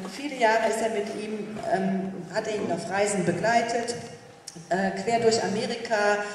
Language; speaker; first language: German; native; German